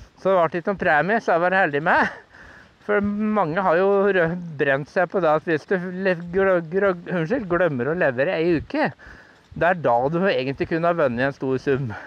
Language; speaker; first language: Norwegian; native; Norwegian